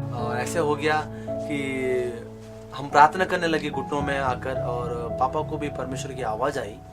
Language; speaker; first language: Hindi; non-native, local second language; Kannada